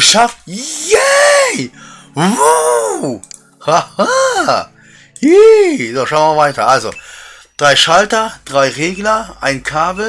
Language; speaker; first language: German; native; German